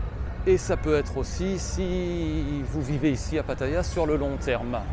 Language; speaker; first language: French; native; French